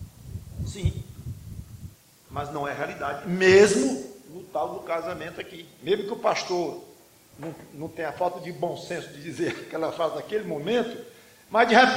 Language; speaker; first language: Portuguese; native; Portuguese